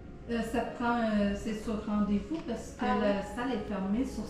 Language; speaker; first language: French; native; French